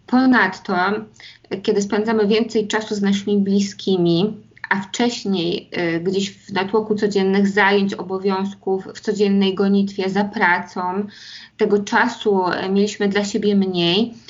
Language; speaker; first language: Polish; native; Polish